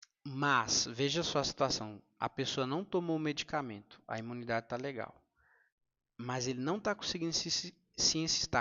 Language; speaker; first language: Portuguese; native; Portuguese